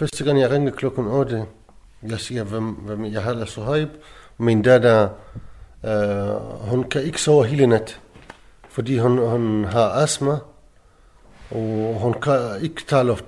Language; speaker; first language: Danish; non-native, learner; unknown